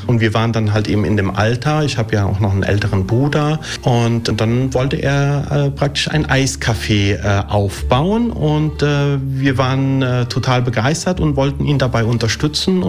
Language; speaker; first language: German; early bilingual, other home language; Italian